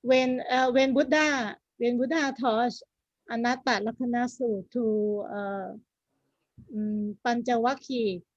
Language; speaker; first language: English; non-native, learner; Thai